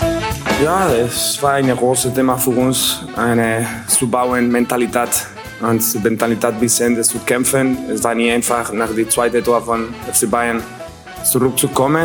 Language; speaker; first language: German; non-native, learner; Spanish